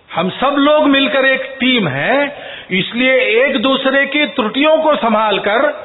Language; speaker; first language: Hindi; non-native, local second language; Marathi